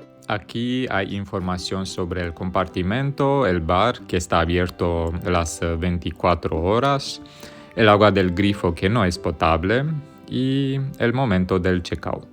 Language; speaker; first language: Spanish; non-native, fluent; Romanian